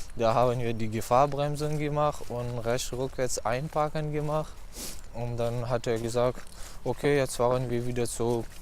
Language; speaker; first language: German; non-native, fluent; Pashto